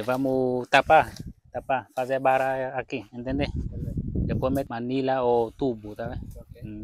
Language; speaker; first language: Portuguese; non-native, learner; Vietnamese